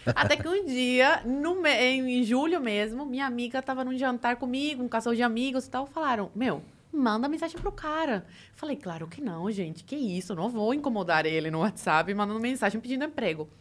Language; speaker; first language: Portuguese; early bilingual, other home language; Spanish